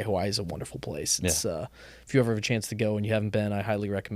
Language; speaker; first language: English; native; English